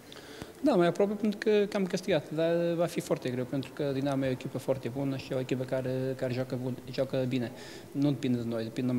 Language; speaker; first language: Romanian; non-native, learner; Portuguese